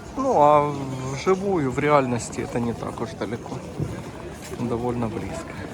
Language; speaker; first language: Russian; non-native, local second language; Ukrainian